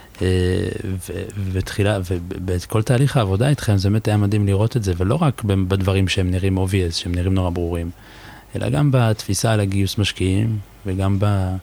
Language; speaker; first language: Hebrew; native; Hebrew